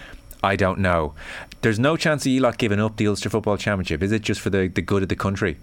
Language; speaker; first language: English; native; English